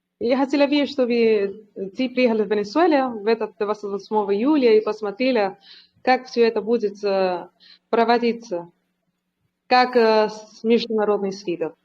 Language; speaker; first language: Russian; non-native, learner; Spanish